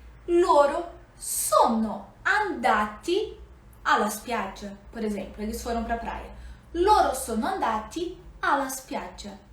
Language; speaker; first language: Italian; non-native, fluent; Portuguese